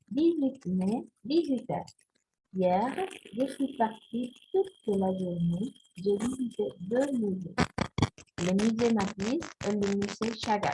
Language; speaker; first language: French; non-native, fluent; Spanish